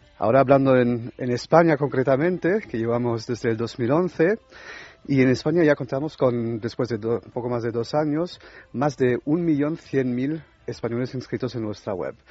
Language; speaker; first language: Spanish; non-native, fluent; French